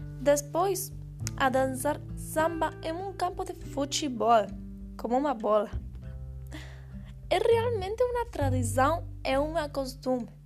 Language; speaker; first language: Portuguese; non-native, learner; Spanish